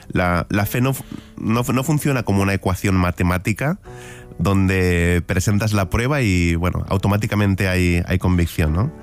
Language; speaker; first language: Spanish; native; Spanish